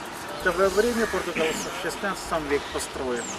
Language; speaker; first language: Russian; non-native, learner; Malayalam